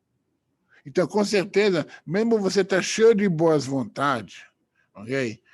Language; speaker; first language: Portuguese; non-native, fluent; Hebrew